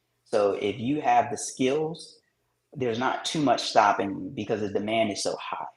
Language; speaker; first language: English; native; English